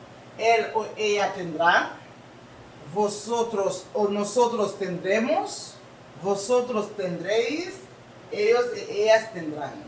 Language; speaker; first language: Spanish; non-native, learner; Haitian Creole